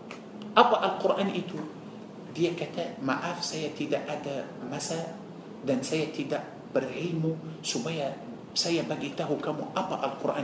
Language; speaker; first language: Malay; non-native, fluent; Arabic